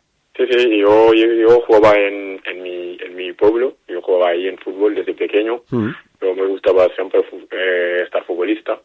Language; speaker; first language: Spanish; non-native, learner; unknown